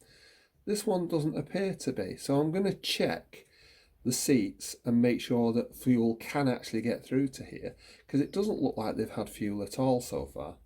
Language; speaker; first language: English; native; English